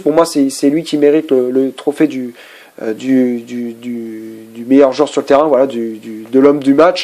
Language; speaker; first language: French; native; French